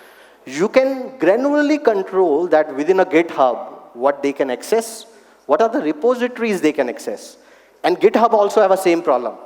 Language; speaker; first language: English; non-native, local second language; Hindi